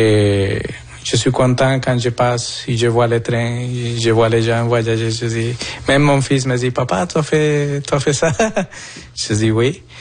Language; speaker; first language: French; non-native, fluent; Spanish